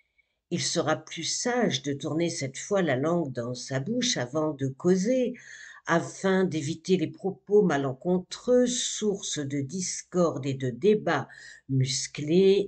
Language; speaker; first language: French; native; French